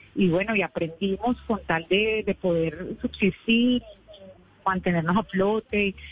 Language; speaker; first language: Spanish; native; Spanish